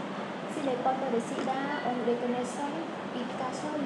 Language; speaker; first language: French; non-native, learner; Khmer